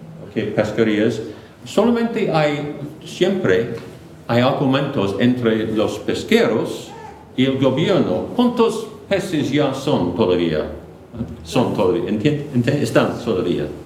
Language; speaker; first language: Spanish; non-native, fluent; English